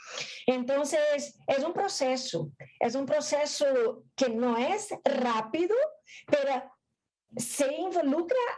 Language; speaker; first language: Spanish; non-native, fluent; Portuguese